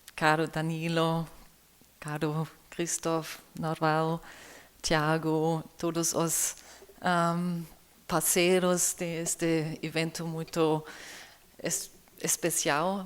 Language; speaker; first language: Portuguese; non-native, learner; German